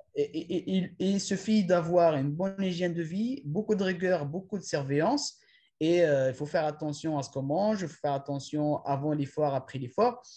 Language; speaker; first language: French; non-native, local second language; Arabic